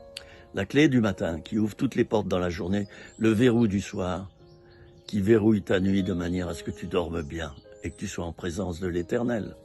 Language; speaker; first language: French; native; French